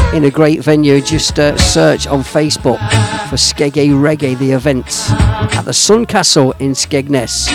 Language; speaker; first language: English; native; English